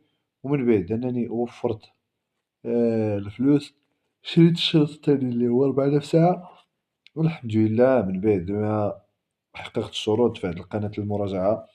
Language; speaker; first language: Arabic; native; Arabic